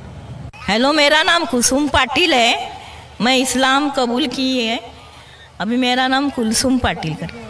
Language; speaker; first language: Hindi; non-native, local second language; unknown